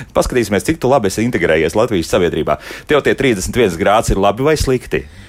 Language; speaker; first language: Latvian; native; Latvian